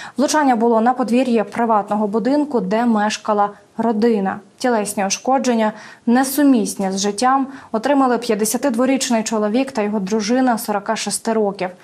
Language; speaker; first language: Ukrainian; native; Ukrainian